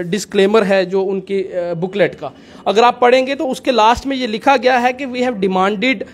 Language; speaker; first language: Hindi; native; Hindi